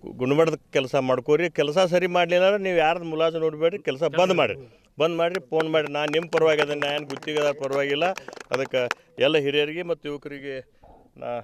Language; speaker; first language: Kannada; native; Kannada